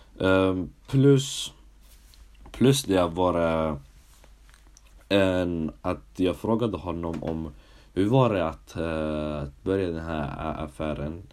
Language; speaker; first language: Swedish; early bilingual, other home language; Somali